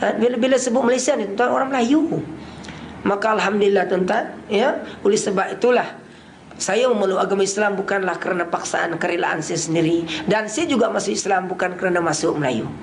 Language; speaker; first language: Malay; non-native, local second language; Central Dusun